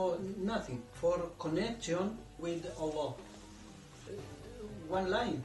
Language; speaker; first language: English; non-native, learner; Spanish